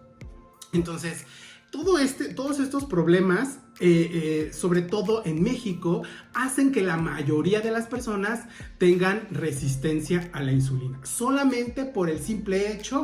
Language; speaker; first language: Spanish; native; Spanish